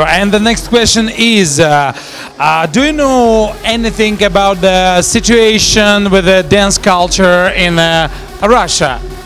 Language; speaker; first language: English; non-native, learner; Russian